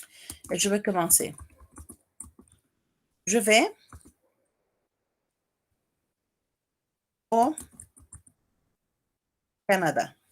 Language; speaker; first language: French; non-native, fluent; Spanish